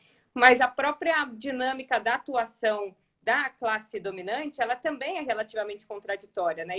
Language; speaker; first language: Portuguese; native; Portuguese